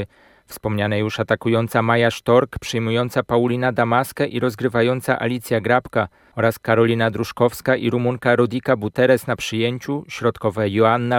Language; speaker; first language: Polish; native; Polish